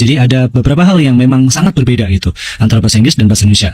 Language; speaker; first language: Indonesian; non-native, local second language; Javanese